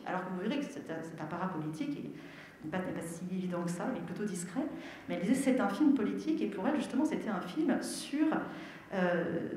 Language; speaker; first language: French; native; French